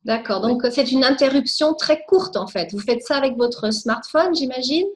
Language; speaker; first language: French; native; French